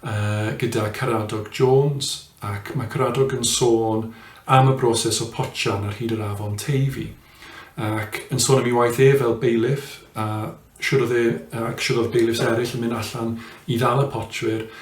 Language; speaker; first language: Welsh; non-native, local second language; English